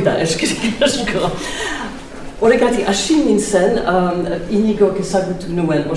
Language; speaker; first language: Basque; non-native, learner; English